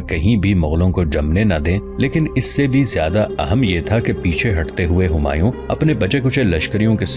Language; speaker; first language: Urdu; native; Urdu